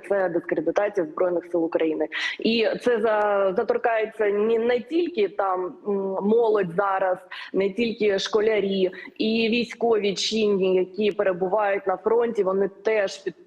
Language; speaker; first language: Ukrainian; native; Ukrainian